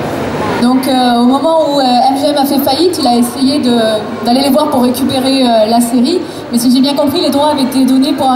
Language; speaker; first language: French; native; French